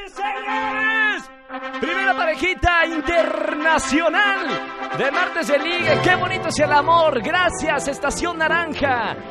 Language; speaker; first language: Spanish; native; Spanish